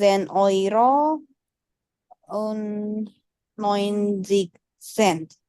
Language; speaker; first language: German; non-native, learner; Indonesian